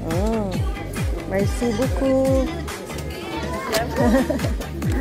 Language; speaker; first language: French; non-native, learner; Filipino